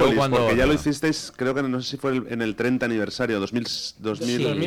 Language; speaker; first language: Spanish; native; Spanish